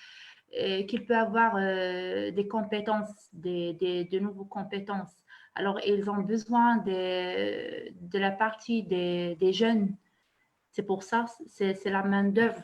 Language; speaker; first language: French; non-native, local second language; Arabic